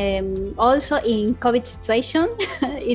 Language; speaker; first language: English; non-native, learner; Spanish